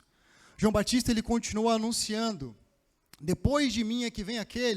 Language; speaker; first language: Portuguese; native; Portuguese